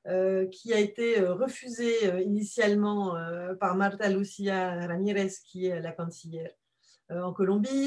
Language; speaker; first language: French; native; French